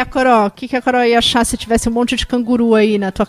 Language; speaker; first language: Portuguese; native; Portuguese